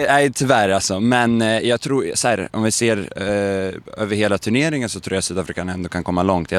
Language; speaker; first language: Swedish; early bilingual, other home language; English